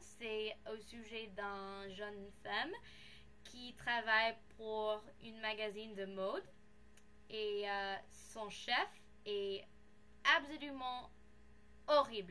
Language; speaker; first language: French; non-native, learner; English